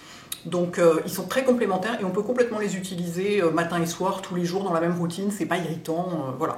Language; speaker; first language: French; native; French